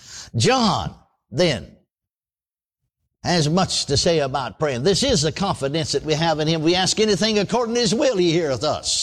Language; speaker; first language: English; native; English